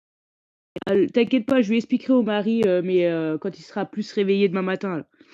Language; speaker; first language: French; native; French